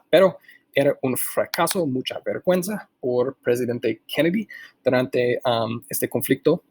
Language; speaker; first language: Spanish; non-native, fluent; English